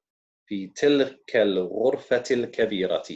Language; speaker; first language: Arabic; non-native, fluent; English